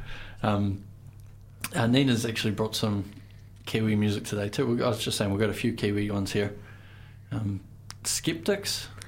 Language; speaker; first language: English; native; English